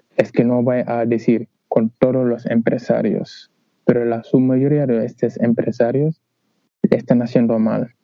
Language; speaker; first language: Spanish; non-native, learner; Wolof